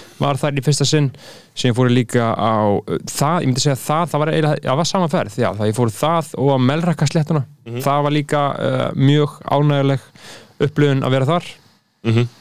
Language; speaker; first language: Icelandic; non-native, fluent; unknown